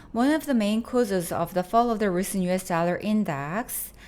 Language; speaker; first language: English; non-native, fluent; Korean